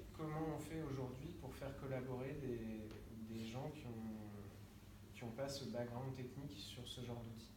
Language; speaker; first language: French; native; French